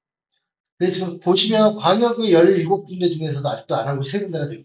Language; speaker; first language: Korean; native; Korean